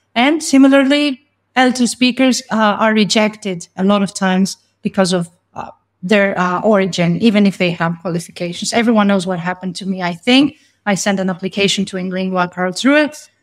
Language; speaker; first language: English; non-native, fluent; Greek